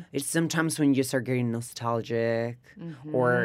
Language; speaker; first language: English; non-native, fluent; Spanish